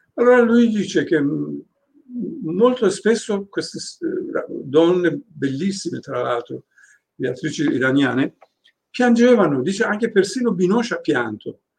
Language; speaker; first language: Italian; non-native, fluent; Persian